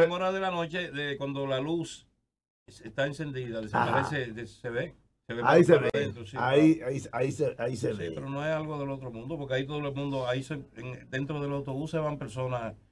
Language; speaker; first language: Spanish; native; Spanish